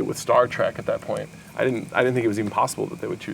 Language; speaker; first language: English; native; English